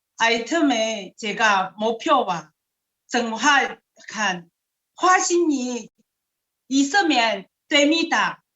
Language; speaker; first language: Korean; non-native, learner; Chinese